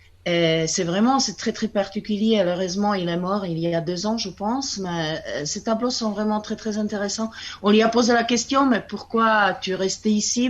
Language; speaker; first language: French; non-native, fluent; Czech